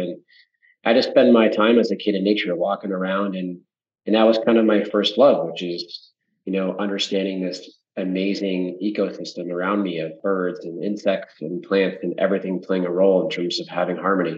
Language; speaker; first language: English; native; English